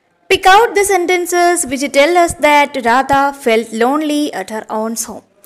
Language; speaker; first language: English; non-native, local second language; Malayalam